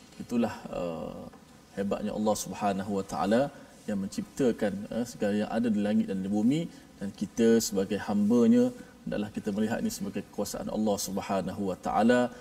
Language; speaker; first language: Malay; native; Malay